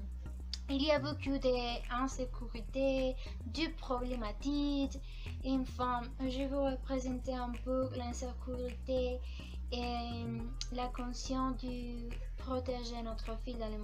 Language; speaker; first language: French; non-native, learner; Spanish